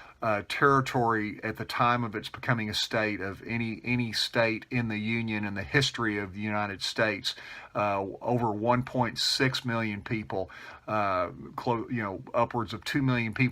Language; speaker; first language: English; native; English